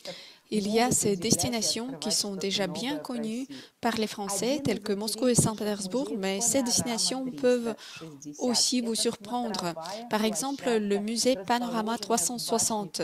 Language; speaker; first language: French; non-native, fluent; Russian